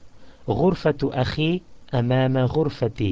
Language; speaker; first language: Arabic; non-native, fluent; English